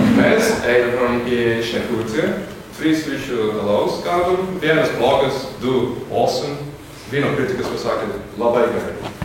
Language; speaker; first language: Lithuanian; non-native, fluent; English